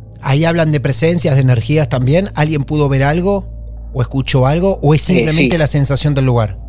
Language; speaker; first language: Spanish; native; Spanish